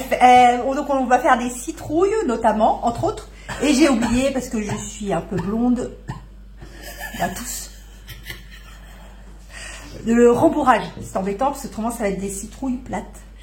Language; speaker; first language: French; native; French